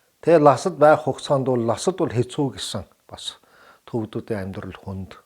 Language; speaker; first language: Mongolian; early bilingual, heritage; Mongolian